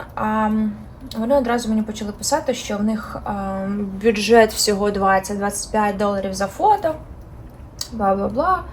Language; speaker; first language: Ukrainian; non-native, local second language; Russian